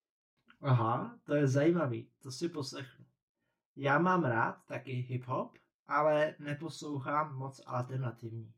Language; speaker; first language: Czech; non-native, fluent; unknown